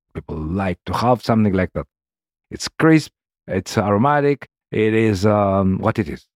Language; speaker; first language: English; non-native, learner; Greek